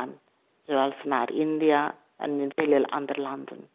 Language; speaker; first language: Dutch; non-native, learner; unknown